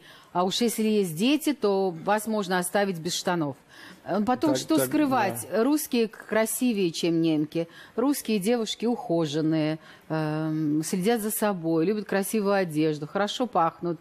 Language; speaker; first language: Russian; native; Russian